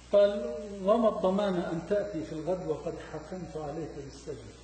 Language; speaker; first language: Arabic; native; Arabic